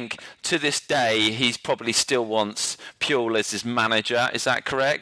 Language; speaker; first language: English; native; English